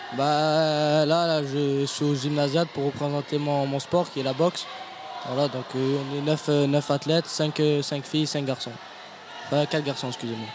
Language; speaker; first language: French; native; French